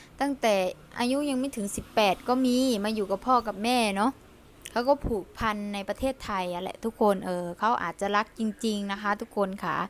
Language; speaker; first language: Thai; early bilingual, other home language; Lao